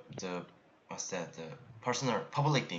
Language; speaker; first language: English; non-native, learner; Korean